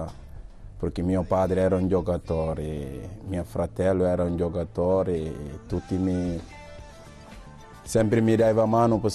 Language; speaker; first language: Italian; non-native, learner; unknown